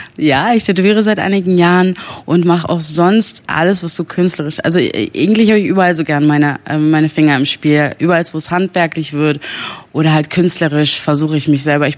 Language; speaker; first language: German; early bilingual, other home language; Italian